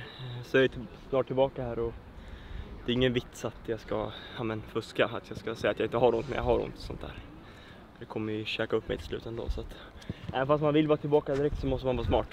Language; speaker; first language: Swedish; native; Swedish